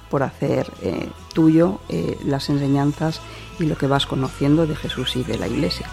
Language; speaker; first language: Spanish; native; Spanish